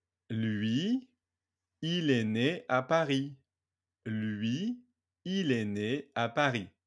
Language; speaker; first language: French; native; French